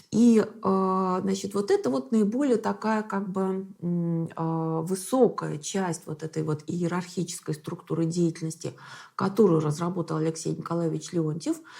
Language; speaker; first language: Russian; native; Russian